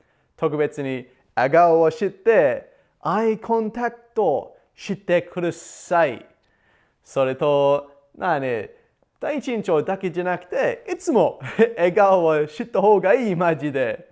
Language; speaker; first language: Japanese; non-native, learner; English